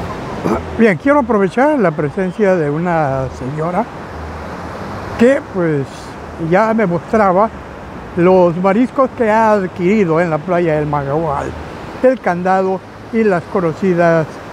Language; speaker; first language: Spanish; native; Spanish